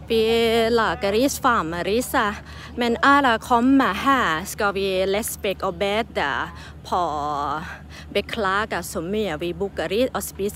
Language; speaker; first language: Norwegian; non-native, learner; Thai